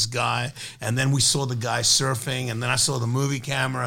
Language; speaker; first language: English; native; English